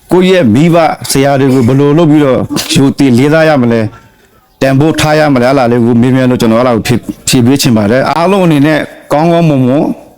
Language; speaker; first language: Burmese; non-native, local second language; Rohingya